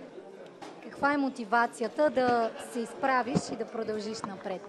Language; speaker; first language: Bulgarian; native; Bulgarian